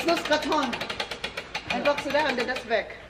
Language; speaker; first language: German; non-native, learner; Filipino